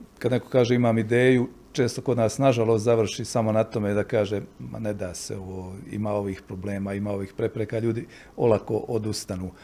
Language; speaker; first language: Croatian; native; Croatian